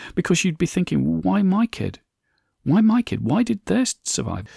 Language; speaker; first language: English; native; English